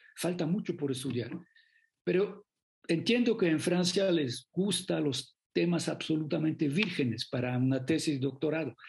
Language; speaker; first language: Spanish; non-native, fluent; French